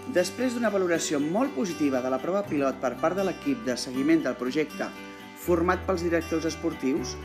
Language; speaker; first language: Catalan; native; Catalan